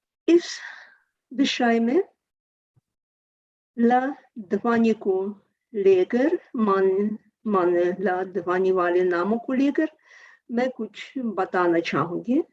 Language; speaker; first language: Hindi; non-native, fluent; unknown